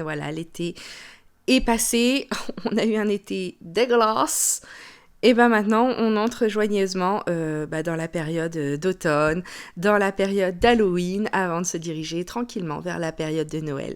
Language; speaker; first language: French; native; French